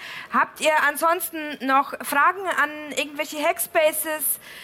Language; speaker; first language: German; native; German